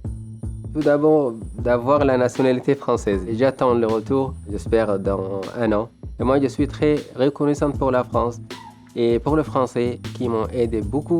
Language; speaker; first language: French; non-native, fluent; Arabic